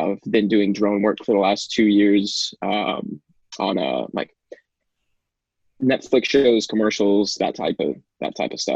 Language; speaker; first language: English; native; English